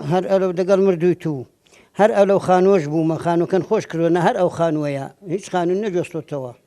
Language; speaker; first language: Central Kurdish; native; Central Kurdish